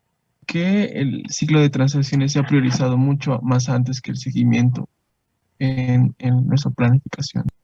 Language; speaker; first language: Spanish; native; Spanish